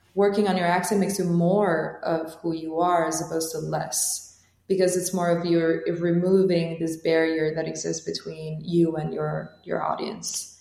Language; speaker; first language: English; non-native, fluent; Albanian